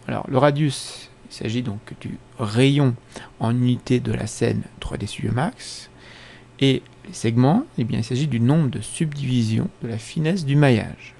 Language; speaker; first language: French; native; French